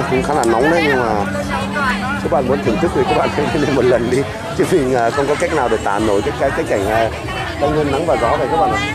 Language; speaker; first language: Vietnamese; non-native, local second language; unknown